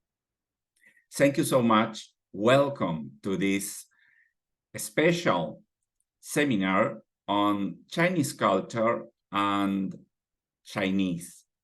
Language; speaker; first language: English; non-native, fluent; Spanish